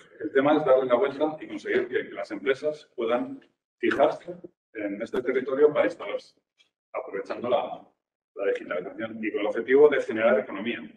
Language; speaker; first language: Spanish; native; Spanish